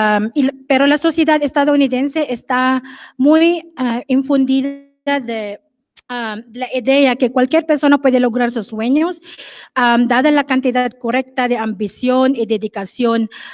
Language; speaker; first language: Spanish; non-native, fluent; English